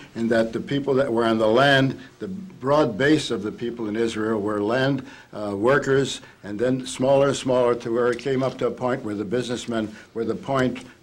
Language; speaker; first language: English; native; English